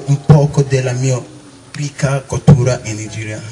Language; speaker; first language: Italian; non-native, learner; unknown